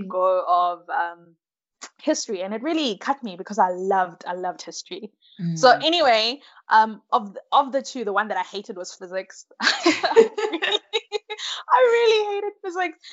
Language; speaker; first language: English; early bilingual, other home language; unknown